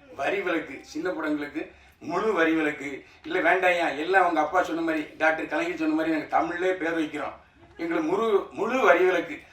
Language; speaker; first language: Tamil; native; Tamil